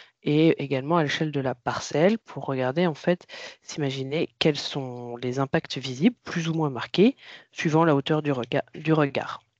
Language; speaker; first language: French; native; French